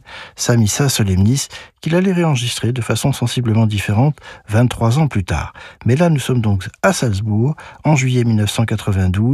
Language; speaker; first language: French; native; French